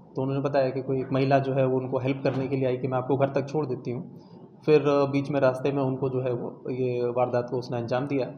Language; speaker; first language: Hindi; non-native, local second language; Gujarati